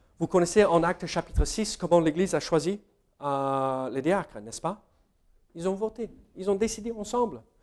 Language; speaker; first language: French; non-native, fluent; English